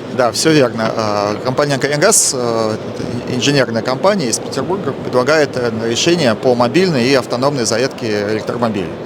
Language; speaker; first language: Russian; native; Russian